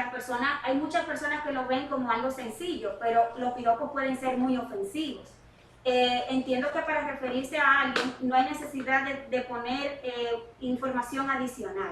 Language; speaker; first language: Spanish; native; Spanish